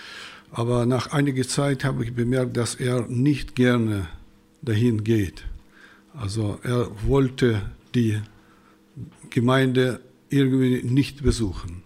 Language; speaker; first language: German; non-native, fluent; Russian